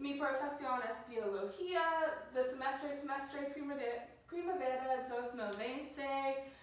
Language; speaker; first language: Spanish; non-native, learner; English